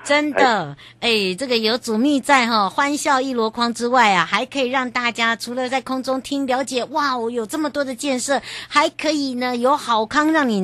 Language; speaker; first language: Chinese; native; Chinese